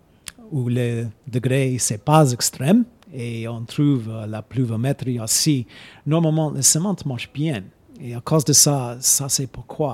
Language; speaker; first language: French; non-native, fluent; English